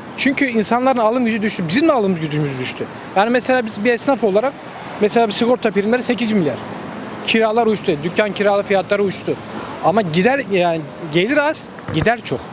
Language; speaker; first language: Turkish; native; Turkish